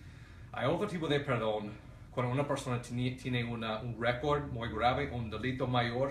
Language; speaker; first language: Spanish; non-native, fluent; English